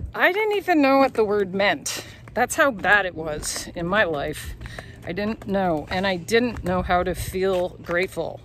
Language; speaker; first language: English; native; English